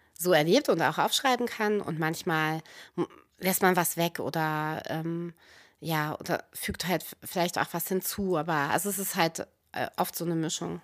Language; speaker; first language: German; native; German